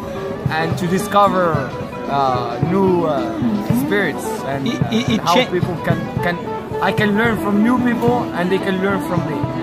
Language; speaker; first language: English; non-native, fluent; Arabic